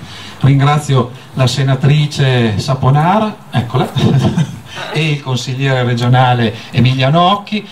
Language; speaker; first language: Italian; native; Italian